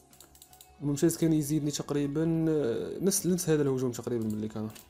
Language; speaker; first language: Arabic; native; Arabic